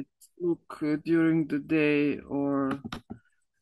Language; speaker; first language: English; non-native, learner; Serbian